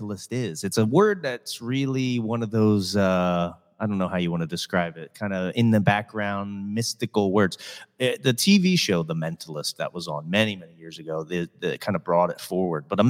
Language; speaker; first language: English; native; English